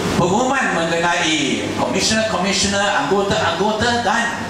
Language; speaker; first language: Malay; non-native, local second language; Chinese